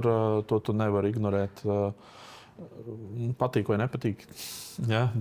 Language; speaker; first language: Latvian; native; Latvian